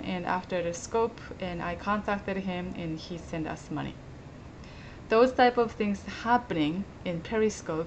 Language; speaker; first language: English; non-native, fluent; Japanese